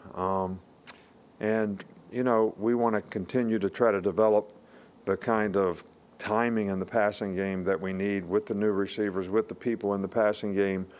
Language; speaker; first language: English; native; English